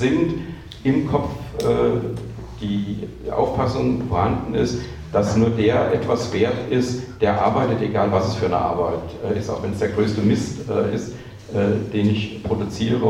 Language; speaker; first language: German; native; German